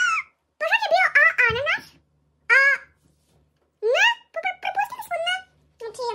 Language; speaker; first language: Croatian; non-native, fluent; Russian